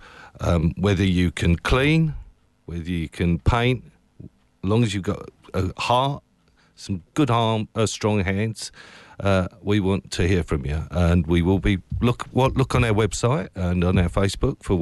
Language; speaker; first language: English; native; English